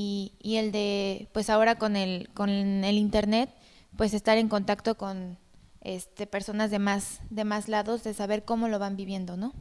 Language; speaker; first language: Spanish; native; Spanish